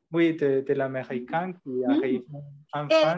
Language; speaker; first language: French; non-native, learner; Spanish